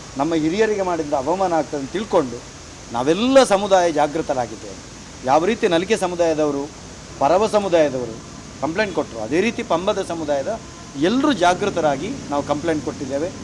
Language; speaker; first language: Kannada; non-native, local second language; Tulu